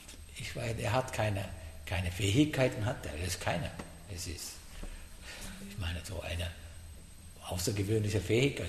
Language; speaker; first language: German; non-native, fluent; Sinhala